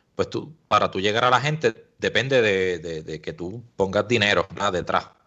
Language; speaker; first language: Spanish; native; Spanish